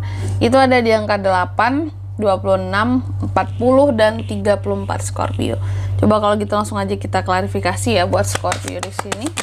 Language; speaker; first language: Indonesian; native; Indonesian